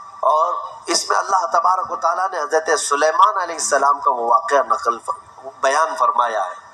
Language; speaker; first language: Urdu; native; Urdu